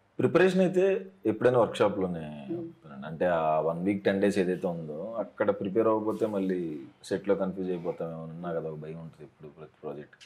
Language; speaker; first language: Telugu; native; Telugu